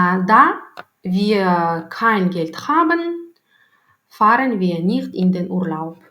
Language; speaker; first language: German; non-native, learner; Turkmen